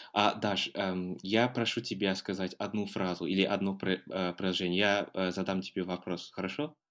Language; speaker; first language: Russian; non-native, fluent; English